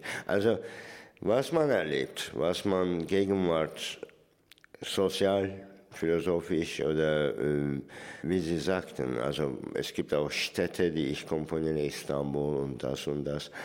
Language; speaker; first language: German; non-native, fluent; Turkish